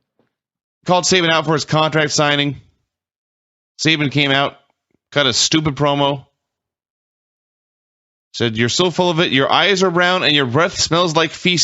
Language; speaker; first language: English; native; English